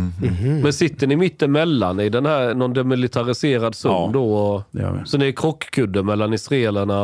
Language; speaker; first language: Swedish; native; Swedish